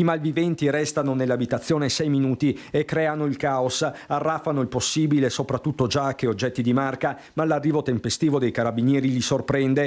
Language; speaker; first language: Italian; native; Italian